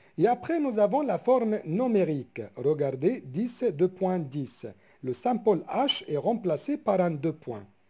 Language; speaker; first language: French; non-native, local second language; Arabic